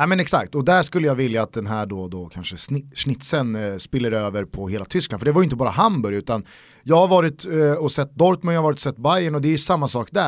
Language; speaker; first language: Swedish; native; Swedish